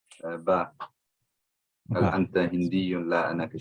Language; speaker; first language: Arabic; non-native, learner; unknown